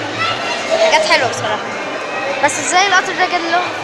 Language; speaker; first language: Arabic; native; Arabic